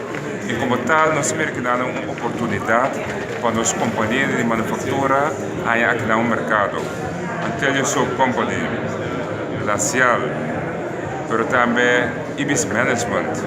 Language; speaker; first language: Portuguese; non-native, learner; Papiamento